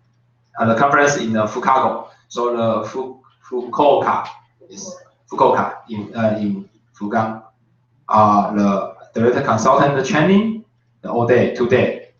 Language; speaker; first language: English; non-native, learner; Chinese